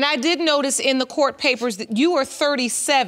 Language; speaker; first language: English; native; English